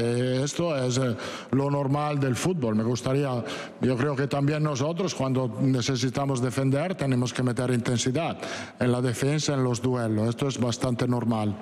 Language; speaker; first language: Spanish; non-native, fluent; Italian